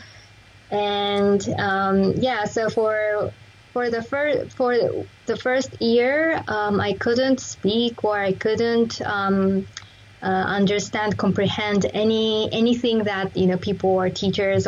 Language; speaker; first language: English; non-native, fluent; Japanese